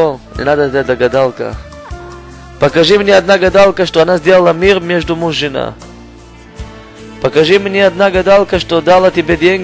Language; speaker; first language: Russian; non-native, learner; Hebrew